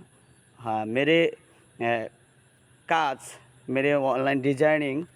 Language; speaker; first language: Hindi; non-native, learner; Bangla